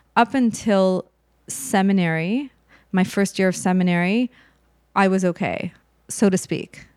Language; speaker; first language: English; native; English